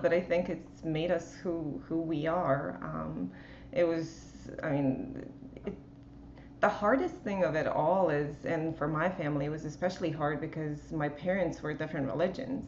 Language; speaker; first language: English; non-native, fluent; Bosnian